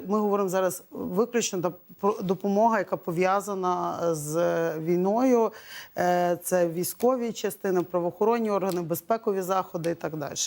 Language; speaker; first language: Ukrainian; native; Ukrainian